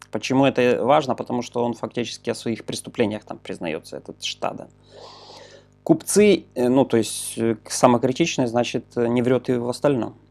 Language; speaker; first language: Russian; non-native, local second language; Ukrainian